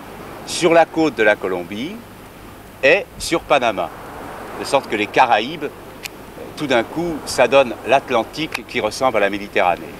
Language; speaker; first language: French; native; French